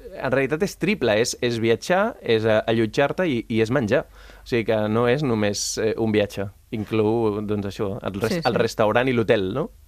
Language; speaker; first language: Catalan; early bilingual, other home language; Spanish